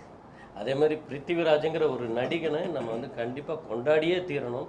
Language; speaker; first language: Tamil; native; Tamil